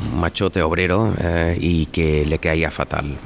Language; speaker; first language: Spanish; non-native, fluent; German